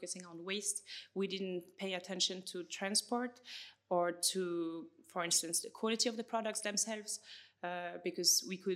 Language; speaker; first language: English; non-native, fluent; French